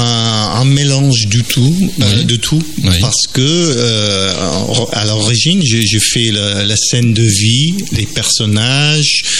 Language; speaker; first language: French; non-native, fluent; English